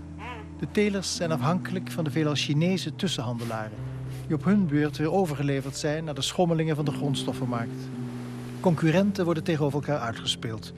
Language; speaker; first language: Dutch; native; Dutch